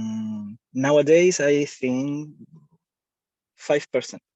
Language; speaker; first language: English; non-native, learner; Spanish